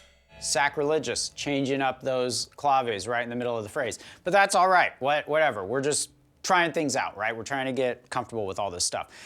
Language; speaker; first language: English; native; English